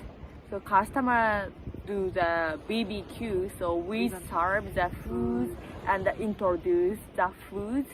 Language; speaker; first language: English; non-native, learner; Japanese